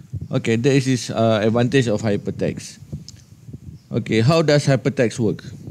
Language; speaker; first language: English; non-native, local second language; Malay